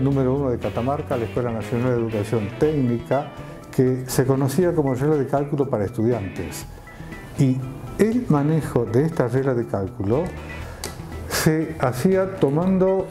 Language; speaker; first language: Spanish; native; Spanish